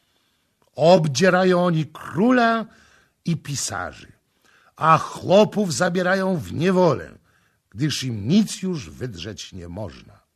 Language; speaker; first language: Polish; native; Polish